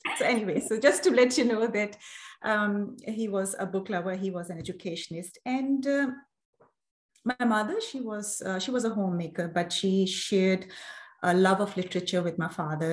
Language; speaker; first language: English; non-native, local second language; Urdu